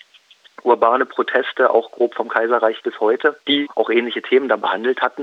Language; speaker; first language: German; native; German